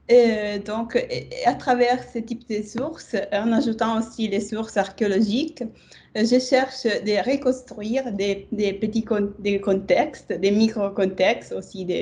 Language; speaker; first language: French; non-native, fluent; Italian